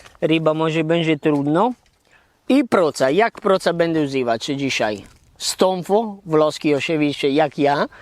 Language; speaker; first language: Polish; non-native, learner; Italian